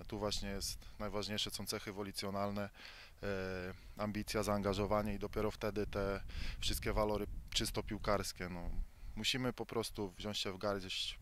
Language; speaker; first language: Polish; native; Polish